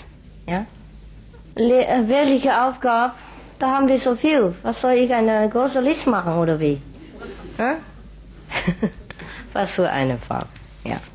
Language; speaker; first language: German; non-native, fluent; Vietnamese